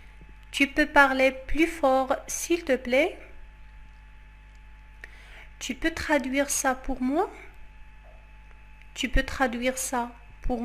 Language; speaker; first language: French; non-native, fluent; Arabic